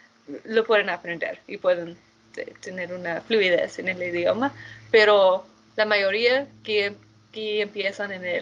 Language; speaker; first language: Spanish; non-native, fluent; English